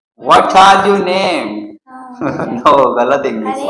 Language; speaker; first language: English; non-native, fluent; Hindi